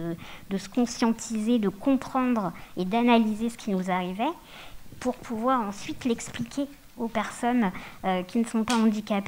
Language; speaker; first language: French; native; French